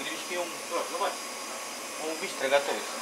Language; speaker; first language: Russian; non-native, learner; Spanish